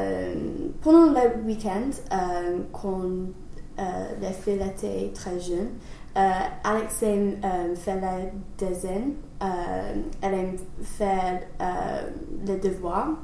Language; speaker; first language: French; non-native, learner; English